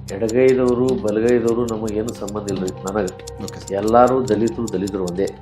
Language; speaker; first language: Kannada; non-native, local second language; Lambadi